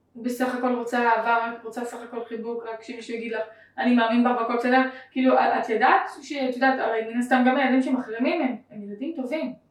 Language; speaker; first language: Hebrew; native; Hebrew